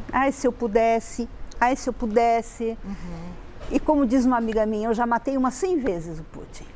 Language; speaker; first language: Portuguese; native; Portuguese